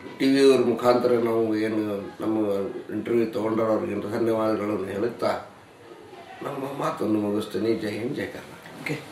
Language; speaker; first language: Kannada; non-native, local second language; Urdu